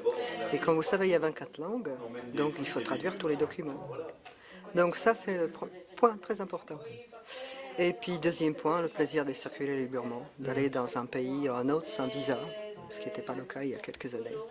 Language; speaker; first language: French; non-native, fluent; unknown